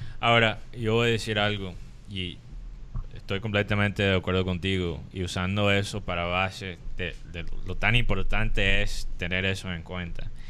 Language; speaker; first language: Spanish; non-native, fluent; English